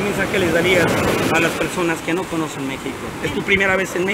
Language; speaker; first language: Spanish; native; Spanish